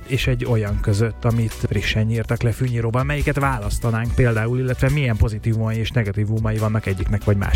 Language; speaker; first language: Hungarian; native; Hungarian